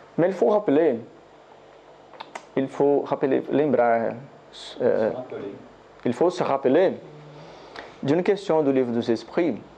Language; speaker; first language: French; non-native, learner; Portuguese